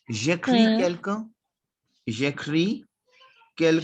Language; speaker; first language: French; non-native, learner; Hindi